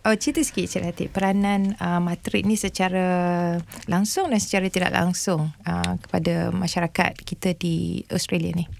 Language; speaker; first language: Malay; native; Malay